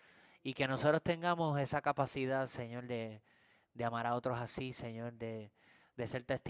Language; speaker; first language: Spanish; native; Spanish